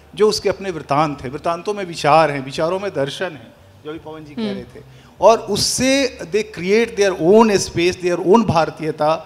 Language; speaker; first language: Hindi; native; Hindi